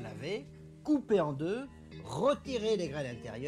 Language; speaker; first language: French; native; French